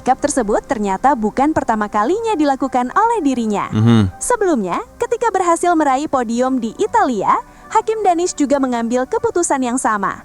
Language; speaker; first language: Indonesian; native; Indonesian